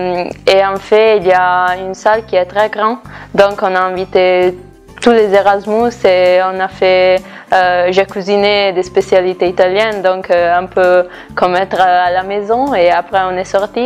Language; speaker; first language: French; non-native, fluent; Italian